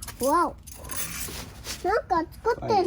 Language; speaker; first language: Japanese; early bilingual, heritage; Japanese